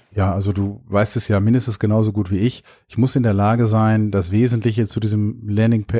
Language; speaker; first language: German; native; German